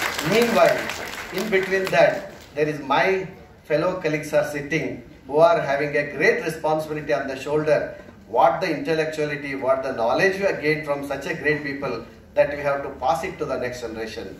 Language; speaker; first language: English; non-native, local second language; Kannada